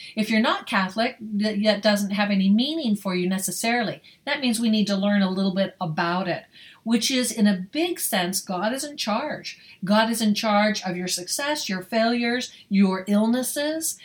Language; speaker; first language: English; native; English